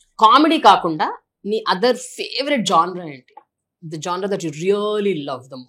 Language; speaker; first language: Telugu; native; Telugu